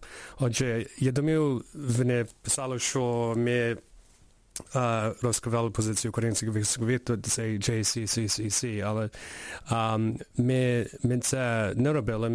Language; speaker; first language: Ukrainian; early bilingual, heritage; Ukrainian